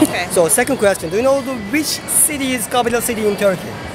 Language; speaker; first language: English; non-native, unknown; Turkish